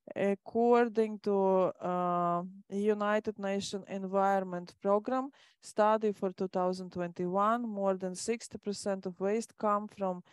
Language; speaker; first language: English; non-native, fluent; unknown